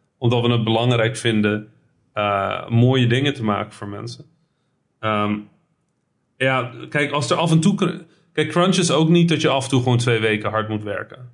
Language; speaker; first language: Dutch; early bilingual, other home language; Arabic